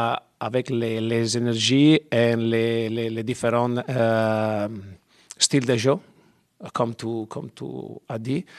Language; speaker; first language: French; non-native, learner; Italian